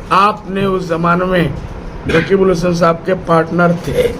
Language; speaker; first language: Hindi; non-native, local second language; Assamese